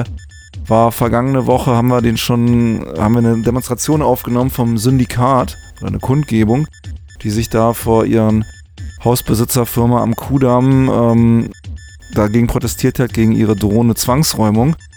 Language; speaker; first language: German; native; German